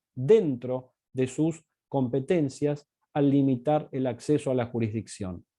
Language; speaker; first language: Spanish; native; Spanish